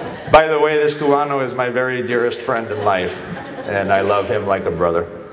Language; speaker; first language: English; early bilingual, other home language; Spanish